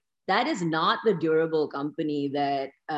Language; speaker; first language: English; non-native, local second language; Urdu